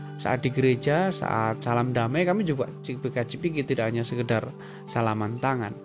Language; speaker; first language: Indonesian; native; Indonesian